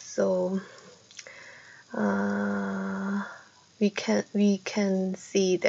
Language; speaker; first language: English; non-native, fluent; Korean